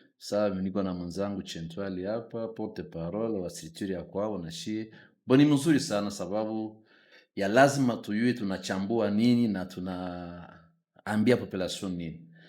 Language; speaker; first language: Swahili; native; Swahili